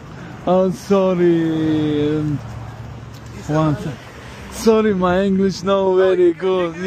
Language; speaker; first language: English; non-native, learner; Tajik